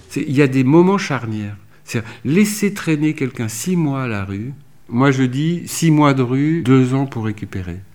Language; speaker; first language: French; native; French